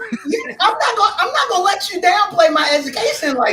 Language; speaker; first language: English; native; English